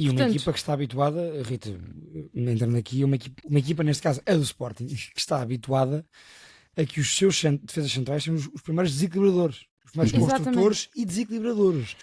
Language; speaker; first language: Portuguese; native; Portuguese